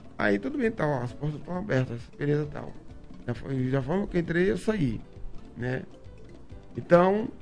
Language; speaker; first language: Portuguese; native; Portuguese